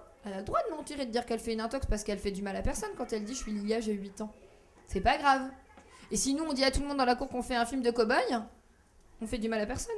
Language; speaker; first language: French; native; French